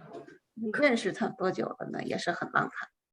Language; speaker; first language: Chinese; native; Chinese